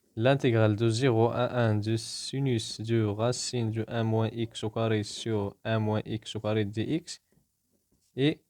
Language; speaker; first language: French; non-native, local second language; Arabic